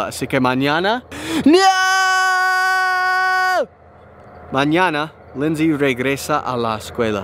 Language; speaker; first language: Spanish; non-native, learner; English